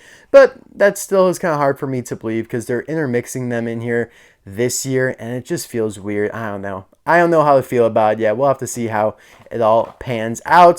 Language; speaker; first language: English; native; English